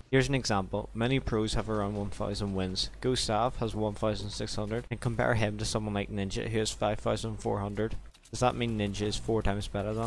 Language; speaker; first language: English; native; English